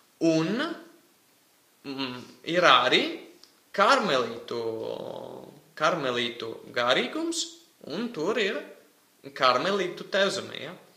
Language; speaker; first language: Latvian; non-native, fluent; Italian